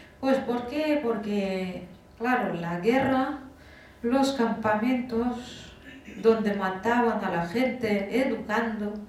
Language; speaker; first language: Spanish; non-native, fluent; Russian